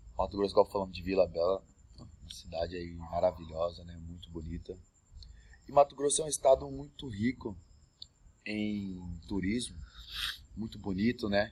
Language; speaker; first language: Portuguese; native; Portuguese